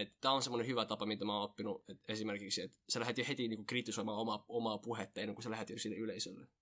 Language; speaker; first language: Finnish; early bilingual, other home language; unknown